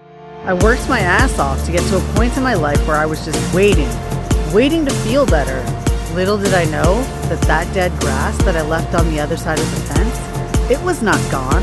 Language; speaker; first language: English; native; English